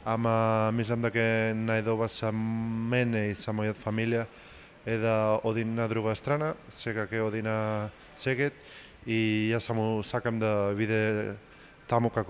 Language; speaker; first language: Macedonian; non-native, learner; Spanish